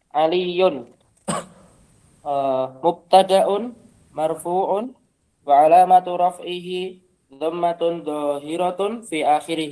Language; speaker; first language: Arabic; non-native, learner; Indonesian